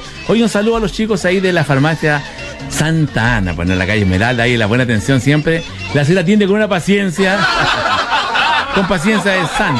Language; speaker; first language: Spanish; native; Spanish